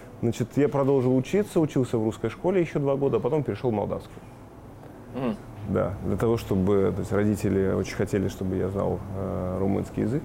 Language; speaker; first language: Russian; native; Russian